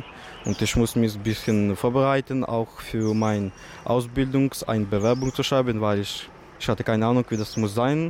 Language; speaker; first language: German; non-native, fluent; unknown